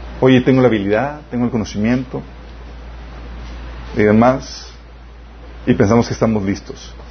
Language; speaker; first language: Spanish; native; Spanish